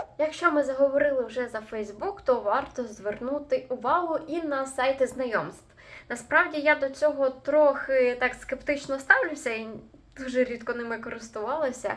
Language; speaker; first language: Ukrainian; native; Ukrainian